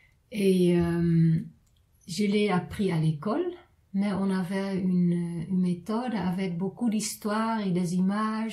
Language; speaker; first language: French; non-native, fluent; Dutch